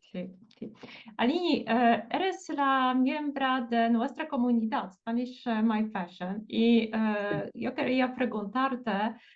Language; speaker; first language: Spanish; non-native, fluent; Portuguese